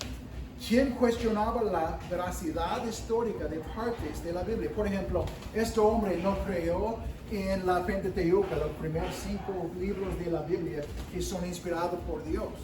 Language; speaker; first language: Spanish; non-native, fluent; English